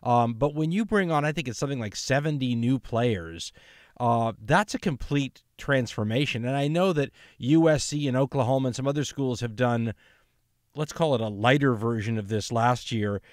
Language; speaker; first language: English; native; English